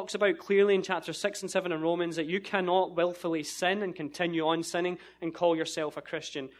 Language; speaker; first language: English; native; English